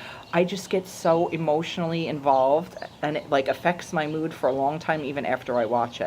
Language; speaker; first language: English; native; English